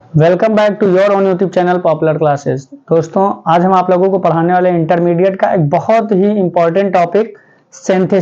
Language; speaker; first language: Hindi; native; Hindi